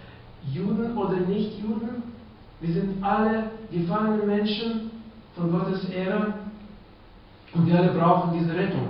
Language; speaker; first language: German; non-native, fluent; Russian